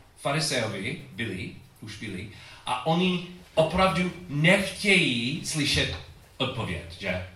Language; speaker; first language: Czech; non-native, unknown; English